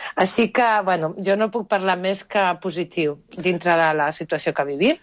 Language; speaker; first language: Catalan; non-native, local second language; Spanish